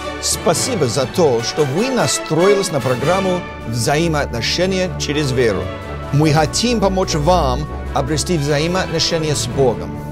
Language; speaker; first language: Russian; non-native, fluent; English